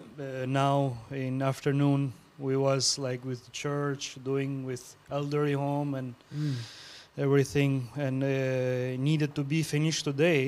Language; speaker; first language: English; non-native, learner; Albanian